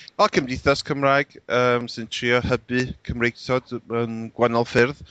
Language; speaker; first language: Welsh; native; Welsh